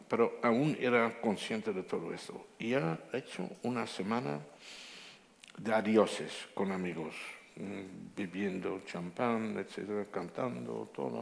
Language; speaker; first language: Spanish; non-native, fluent; Dutch